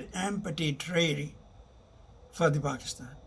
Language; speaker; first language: English; non-native, local second language; Urdu